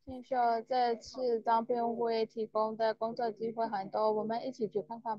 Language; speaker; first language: Chinese; non-native, learner; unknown